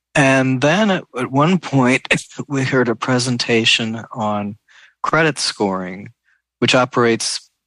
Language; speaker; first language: English; native; English